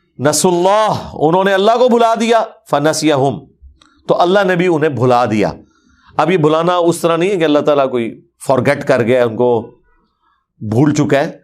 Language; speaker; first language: Urdu; non-native, local second language; Punjabi